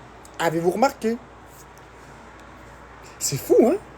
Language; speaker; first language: French; native; French